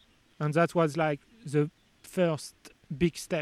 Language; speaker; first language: English; non-native, fluent; French